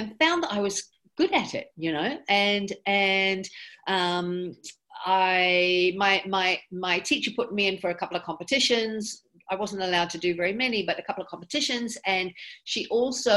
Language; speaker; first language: English; native; English